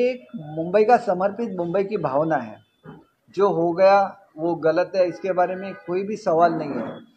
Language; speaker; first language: Hindi; non-native, local second language; Marathi